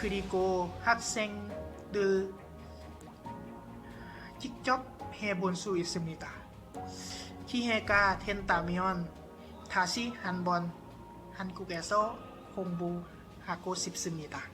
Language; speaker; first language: Korean; non-native, learner; Lao